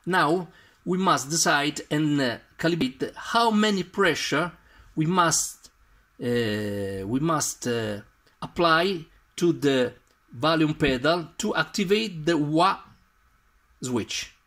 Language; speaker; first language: English; non-native, learner; Italian